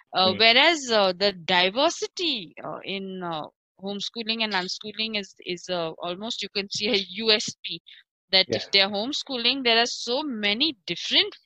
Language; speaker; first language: English; non-native, local second language; Marathi